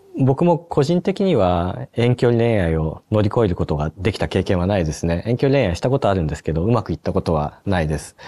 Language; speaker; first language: Japanese; native; Japanese